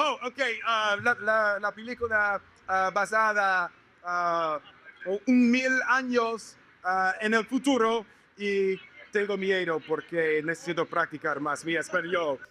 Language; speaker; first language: Spanish; non-native, learner; English